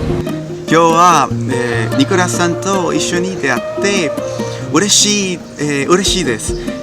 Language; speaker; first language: Japanese; non-native, learner; Spanish